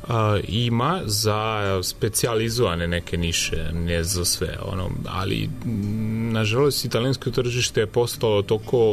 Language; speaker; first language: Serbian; non-native, fluent; Italian